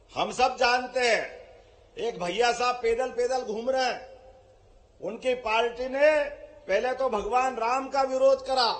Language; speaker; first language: Hindi; native; Hindi